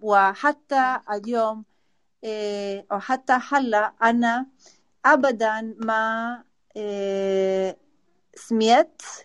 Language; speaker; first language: Arabic; non-native, learner; Spanish